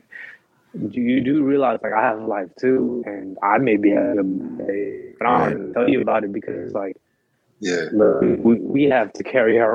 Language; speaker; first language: English; early bilingual, other home language; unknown